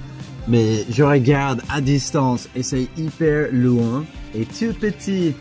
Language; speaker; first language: French; non-native, fluent; English